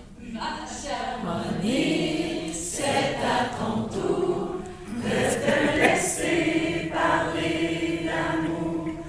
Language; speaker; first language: French; native; French